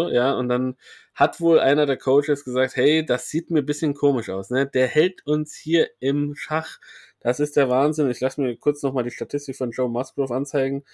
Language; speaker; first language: German; native; German